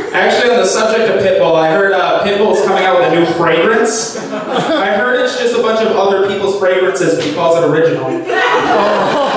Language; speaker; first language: English; native; English